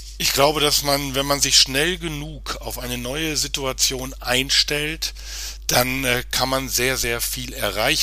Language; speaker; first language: German; native; German